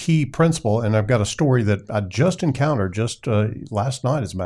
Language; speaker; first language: English; native; English